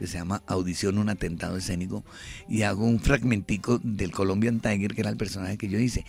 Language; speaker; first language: Spanish; native; Spanish